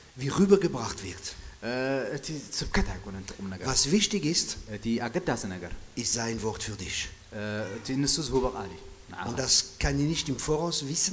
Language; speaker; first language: German; non-native, fluent; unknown